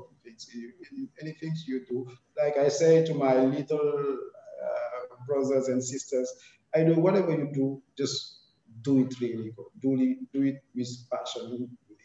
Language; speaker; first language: English; non-native, fluent; Wolof